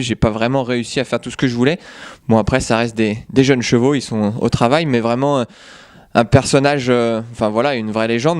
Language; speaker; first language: French; native; French